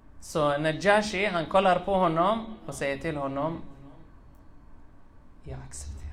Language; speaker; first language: Swedish; early bilingual, other home language; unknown